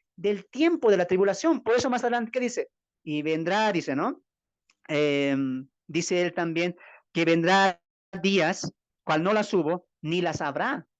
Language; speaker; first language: Spanish; native; Spanish